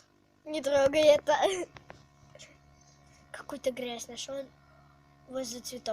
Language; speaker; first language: Russian; native; Russian